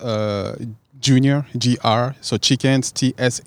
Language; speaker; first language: English; non-native, fluent; French